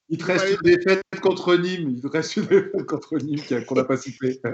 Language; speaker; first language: French; native; French